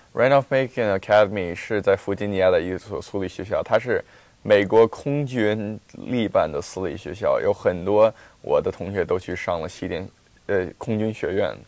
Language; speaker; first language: Chinese; early bilingual, heritage; Chinese